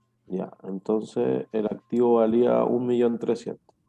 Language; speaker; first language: Spanish; native; Spanish